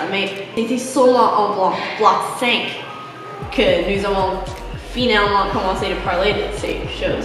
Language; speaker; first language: French; non-native, learner; English